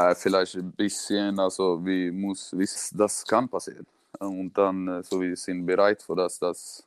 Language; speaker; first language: German; non-native, learner; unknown